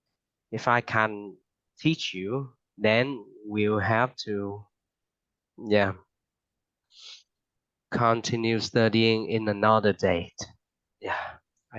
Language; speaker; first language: English; non-native, fluent; Vietnamese